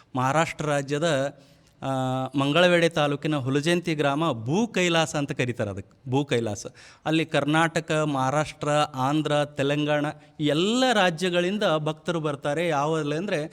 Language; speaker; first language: Kannada; native; Kannada